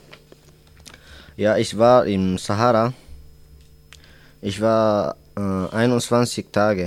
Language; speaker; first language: German; non-native, learner; Tigrinya